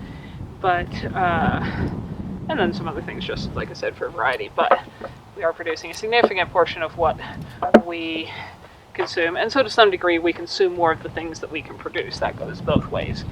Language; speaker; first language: English; native; English